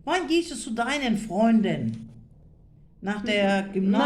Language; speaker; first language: German; non-native, fluent; Turkish